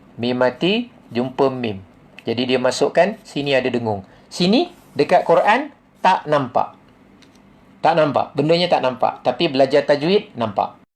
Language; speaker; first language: Malay; native; Malay